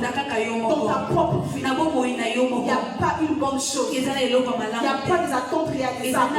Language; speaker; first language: French; non-native, local second language; Lingala